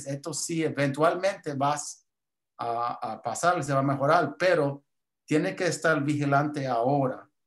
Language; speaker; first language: Spanish; early bilingual, heritage; English